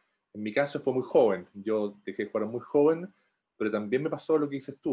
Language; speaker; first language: Spanish; native; Spanish